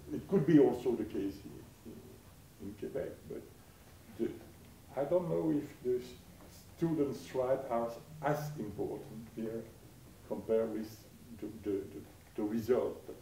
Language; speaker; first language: English; non-native, fluent; French